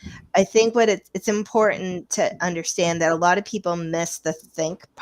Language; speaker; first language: English; native; English